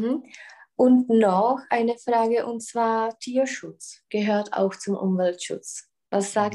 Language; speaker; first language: German; non-native, fluent; Czech